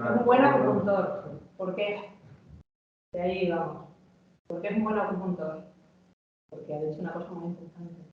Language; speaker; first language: Spanish; native; Spanish